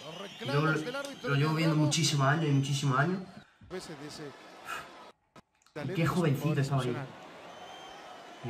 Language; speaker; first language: Spanish; native; Spanish